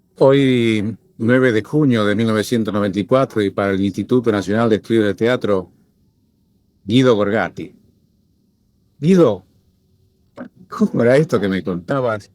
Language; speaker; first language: Spanish; native; Spanish